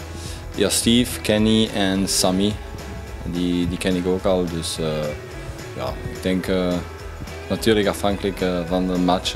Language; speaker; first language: Dutch; non-native, local second language; German